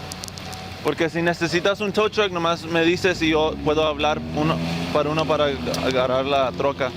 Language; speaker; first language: Spanish; early bilingual, heritage; English